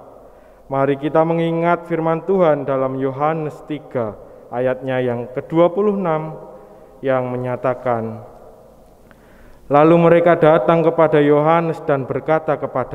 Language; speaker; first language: Indonesian; non-native, local second language; Javanese